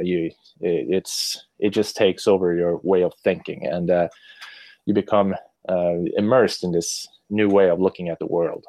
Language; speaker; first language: English; non-native, fluent; Swedish